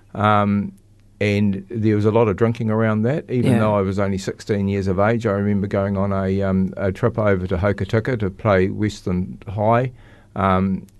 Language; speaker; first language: English; native; English